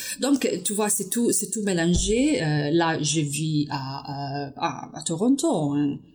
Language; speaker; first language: French; non-native, fluent; Italian